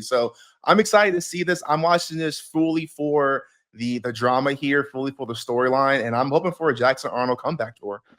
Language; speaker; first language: English; native; English